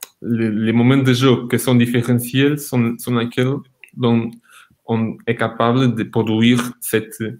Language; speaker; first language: French; non-native, fluent; Portuguese